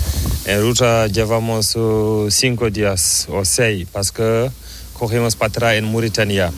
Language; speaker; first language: Spanish; non-native, learner; Fula